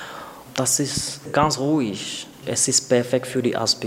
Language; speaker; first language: German; non-native, learner; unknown